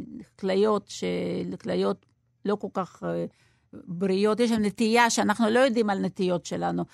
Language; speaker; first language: Hebrew; non-native, fluent; Russian